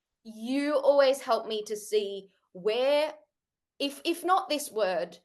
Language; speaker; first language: English; native; English